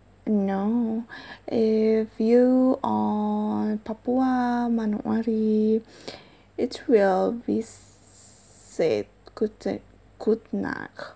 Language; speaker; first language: English; non-native, learner; Indonesian